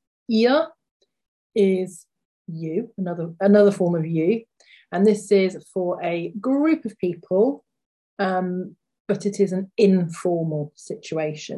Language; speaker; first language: English; native; English